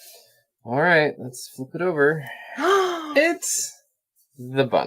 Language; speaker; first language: English; native; English